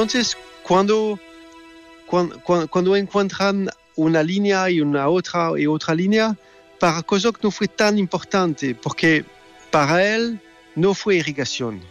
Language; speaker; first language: Spanish; non-native, fluent; French